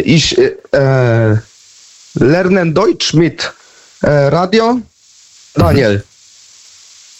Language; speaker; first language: German; non-native, learner; Polish